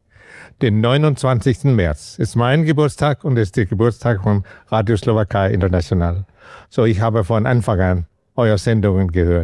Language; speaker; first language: German; non-native, learner; Danish